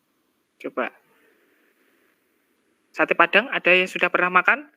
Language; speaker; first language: Indonesian; native; Indonesian